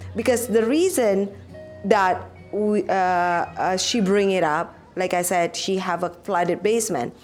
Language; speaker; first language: English; non-native, fluent; Indonesian